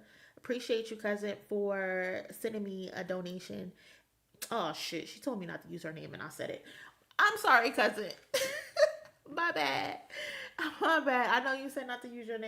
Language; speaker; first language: English; native; English